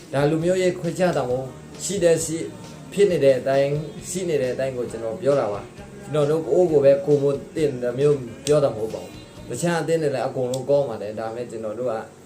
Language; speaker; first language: Burmese; non-native, local second language; Pa'o Karen